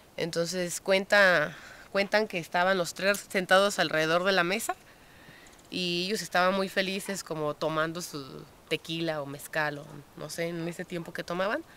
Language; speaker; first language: Spanish; native; Spanish